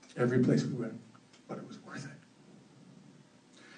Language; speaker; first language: English; native; English